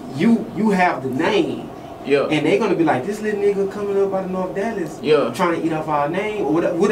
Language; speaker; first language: English; native; English